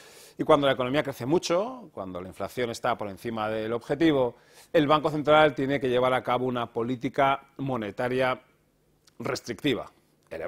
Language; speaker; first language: Spanish; native; Spanish